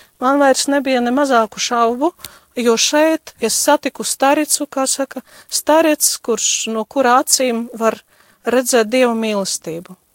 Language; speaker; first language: Latvian; non-native, local second language; Russian